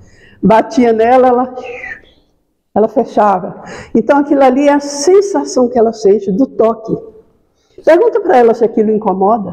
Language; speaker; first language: Portuguese; native; Portuguese